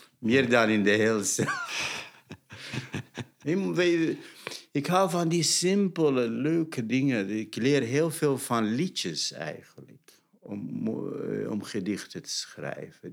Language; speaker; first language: Dutch; non-native, fluent; Arabic